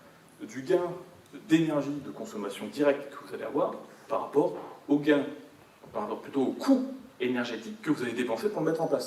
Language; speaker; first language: French; native; French